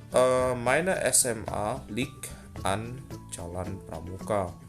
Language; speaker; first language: German; non-native, fluent; Indonesian